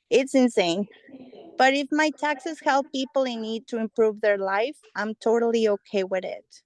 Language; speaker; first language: English; non-native, fluent; Spanish